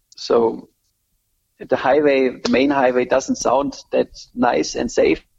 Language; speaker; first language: English; non-native, fluent; German